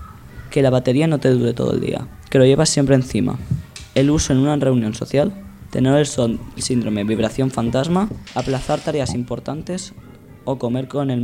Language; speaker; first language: Spanish; native; Spanish